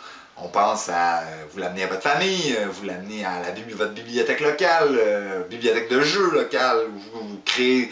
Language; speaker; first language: French; native; French